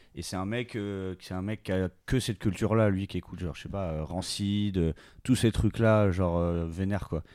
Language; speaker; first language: French; native; French